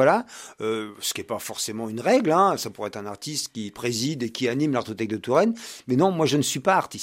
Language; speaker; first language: French; native; French